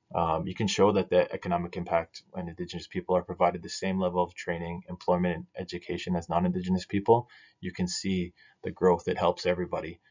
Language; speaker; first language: English; native; English